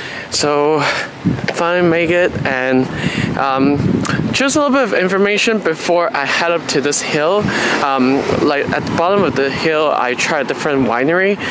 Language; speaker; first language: English; non-native, local second language; Cantonese